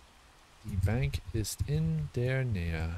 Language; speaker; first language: German; non-native, learner; English